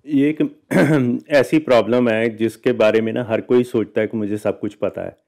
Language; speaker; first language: Hindi; non-native, local second language; Punjabi